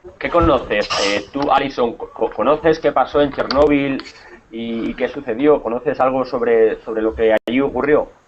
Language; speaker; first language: Spanish; native; Spanish